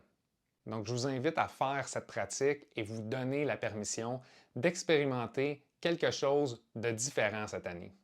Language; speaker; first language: French; native; French